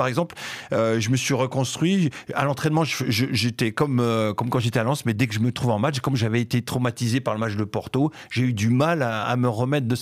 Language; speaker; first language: French; native; French